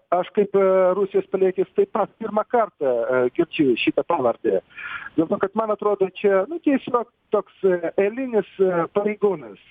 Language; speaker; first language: Lithuanian; non-native, fluent; Russian